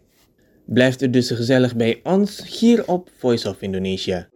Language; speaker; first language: Dutch; non-native, fluent; Indonesian